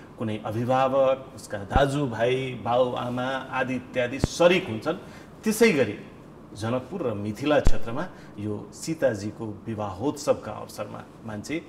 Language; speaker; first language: Nepali; non-native, local second language; Maithili